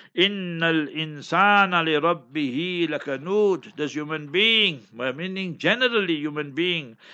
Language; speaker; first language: English; early bilingual, other home language; Hindi